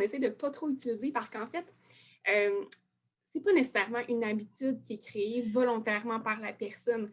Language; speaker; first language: French; native; French